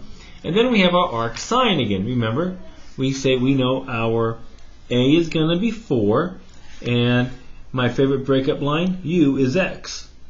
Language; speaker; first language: English; native; English